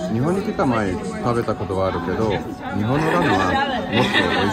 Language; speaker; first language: Japanese; non-native, learner; Portuguese